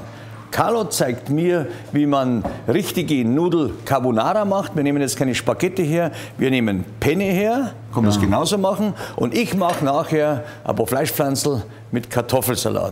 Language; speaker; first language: German; native; German